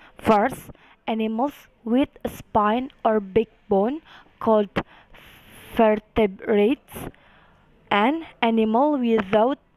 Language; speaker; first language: English; non-native, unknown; Indonesian